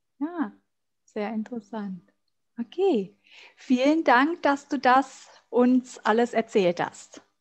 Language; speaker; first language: German; native; German